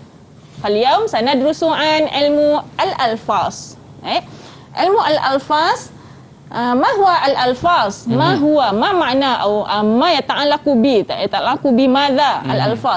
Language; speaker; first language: Arabic; non-native, fluent; Malay